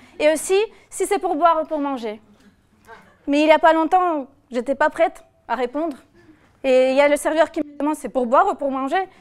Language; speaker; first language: French; non-native, fluent; Russian